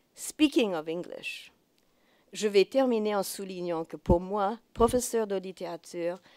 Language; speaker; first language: French; non-native, fluent; English